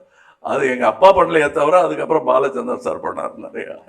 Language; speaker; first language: Tamil; native; Tamil